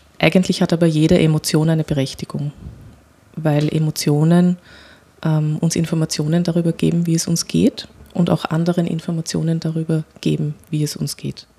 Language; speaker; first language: German; native; German